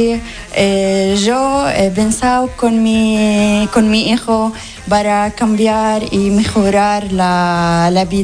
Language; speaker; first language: Spanish; non-native, learner; Arabic